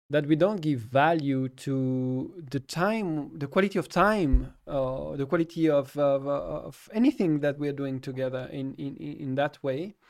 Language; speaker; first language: English; non-native, fluent; French